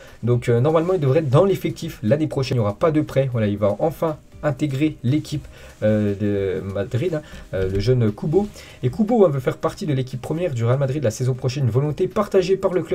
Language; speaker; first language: French; native; French